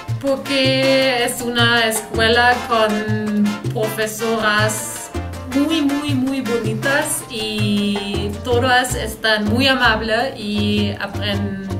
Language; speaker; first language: Spanish; non-native, learner; German